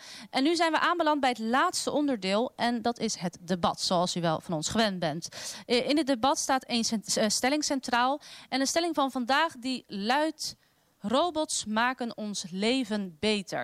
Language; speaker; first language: Dutch; native; Dutch